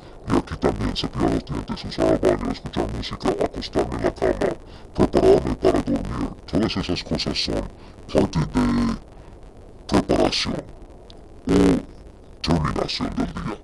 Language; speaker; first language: Spanish; non-native, fluent; English